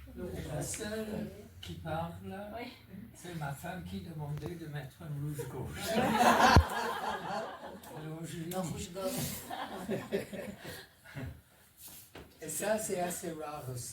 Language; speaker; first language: French; non-native, fluent; English